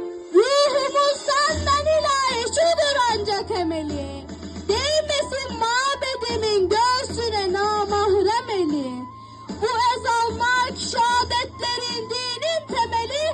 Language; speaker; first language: Turkish; native; Turkish